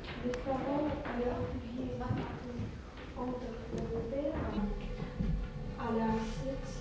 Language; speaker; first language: French; non-native, learner; Russian